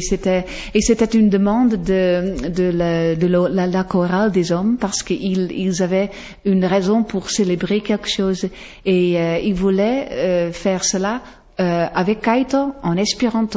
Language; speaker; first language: French; non-native, fluent; Western Frisian